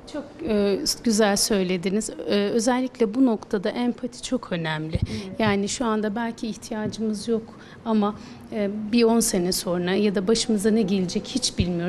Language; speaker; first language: Turkish; native; Turkish